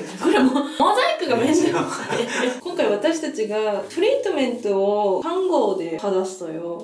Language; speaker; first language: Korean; non-native, learner; Japanese